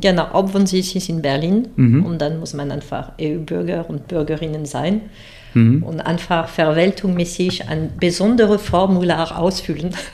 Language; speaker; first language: German; non-native, fluent; French